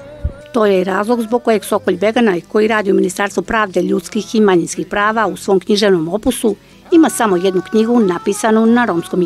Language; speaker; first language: Serbian; native; Serbian